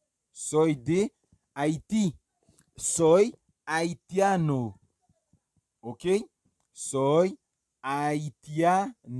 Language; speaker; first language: Spanish; non-native, fluent; Haitian Creole